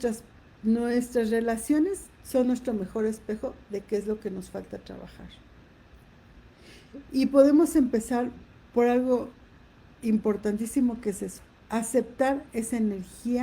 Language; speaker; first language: Spanish; native; Spanish